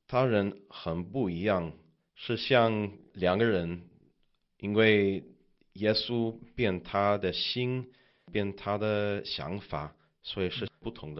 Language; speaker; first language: Chinese; non-native, learner; English